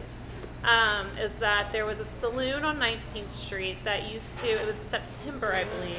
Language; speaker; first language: English; native; English